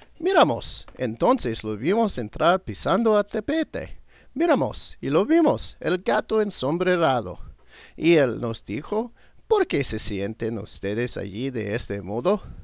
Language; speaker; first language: Spanish; non-native, learner; English